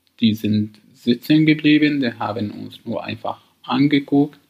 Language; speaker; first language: German; non-native, learner; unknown